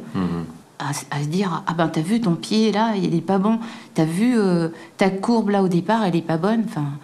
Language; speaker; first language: French; native; French